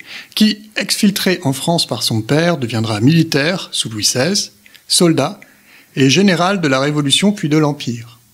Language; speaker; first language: French; native; French